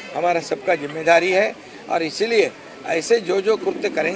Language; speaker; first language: Hindi; non-native, local second language; Marathi